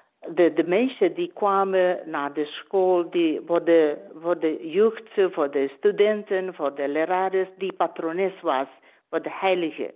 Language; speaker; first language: Dutch; non-native, learner; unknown